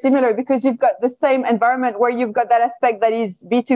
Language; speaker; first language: English; non-native, fluent; French